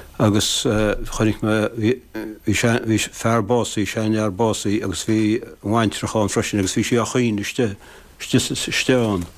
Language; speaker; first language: Irish; native; Irish